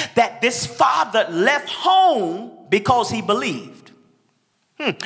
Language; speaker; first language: English; native; English